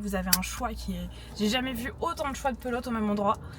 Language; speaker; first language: French; native; French